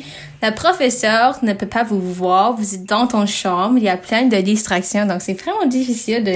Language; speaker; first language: French; non-native, learner; English